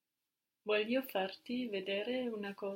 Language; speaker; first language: Italian; non-native, learner; English